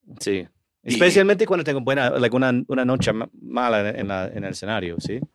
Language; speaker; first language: Spanish; non-native, fluent; English